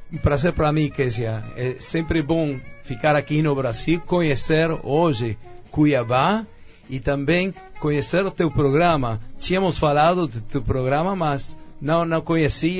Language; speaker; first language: Portuguese; non-native, fluent; Spanish